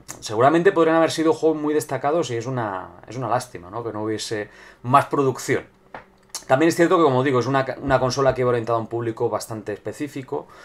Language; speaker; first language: Spanish; native; Spanish